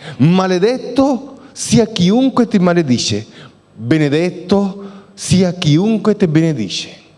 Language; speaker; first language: Italian; non-native, fluent; Spanish